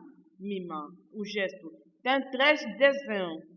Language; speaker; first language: Portuguese; non-native, learner; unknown